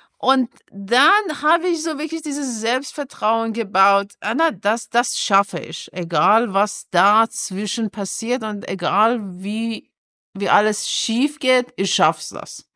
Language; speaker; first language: German; non-native, fluent; Persian